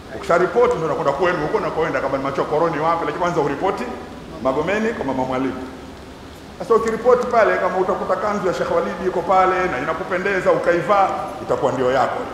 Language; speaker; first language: Swahili; native; Swahili